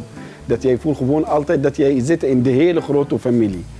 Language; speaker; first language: Dutch; non-native, fluent; Arabic